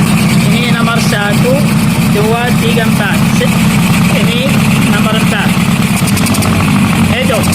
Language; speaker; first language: Indonesian; non-native, learner; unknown